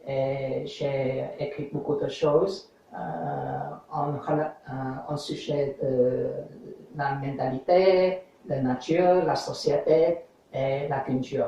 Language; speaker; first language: French; non-native, learner; English